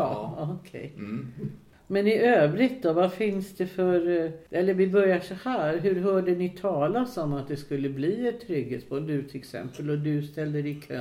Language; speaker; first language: Swedish; native; Swedish